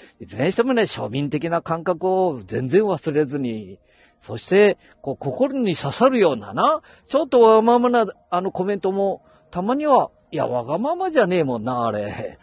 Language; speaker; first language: Japanese; native; Japanese